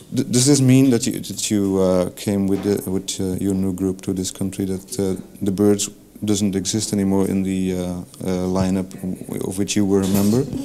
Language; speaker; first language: English; non-native, fluent; Dutch